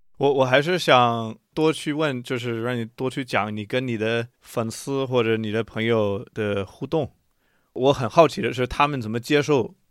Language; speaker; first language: Chinese; non-native, fluent; English